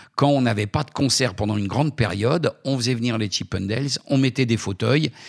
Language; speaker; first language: French; native; French